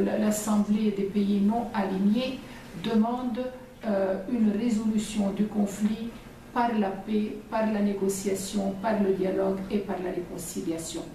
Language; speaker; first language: French; non-native, local second language; Arabic